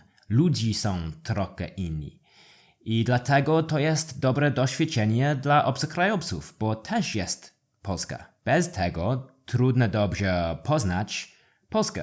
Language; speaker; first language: Polish; non-native, learner; English